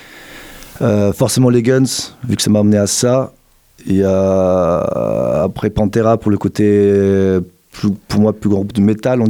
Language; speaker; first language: French; native; French